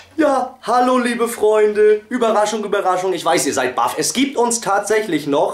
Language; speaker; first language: German; native; German